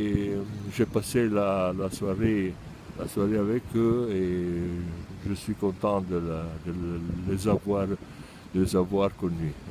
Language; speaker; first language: French; non-native, fluent; Italian